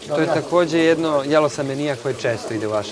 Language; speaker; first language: Bosnian; native; Bosnian